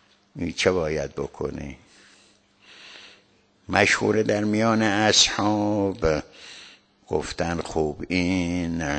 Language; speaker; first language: Persian; native; Persian